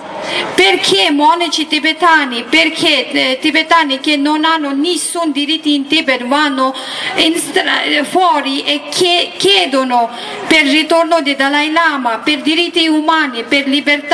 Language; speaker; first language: Italian; non-native, learner; Tibetan